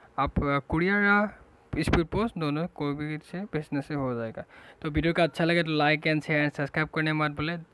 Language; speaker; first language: Hindi; non-native, local second language; Assamese